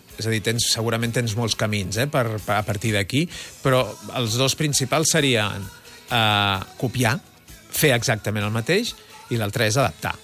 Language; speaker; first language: Catalan; native; Catalan